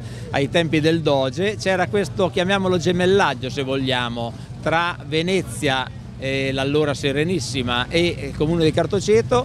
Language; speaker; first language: Italian; native; Italian